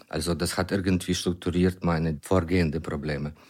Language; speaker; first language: German; non-native, fluent; Ukrainian